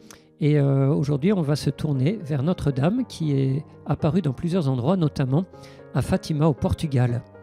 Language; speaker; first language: French; native; French